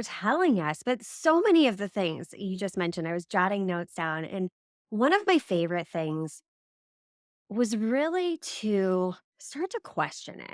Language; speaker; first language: English; native; English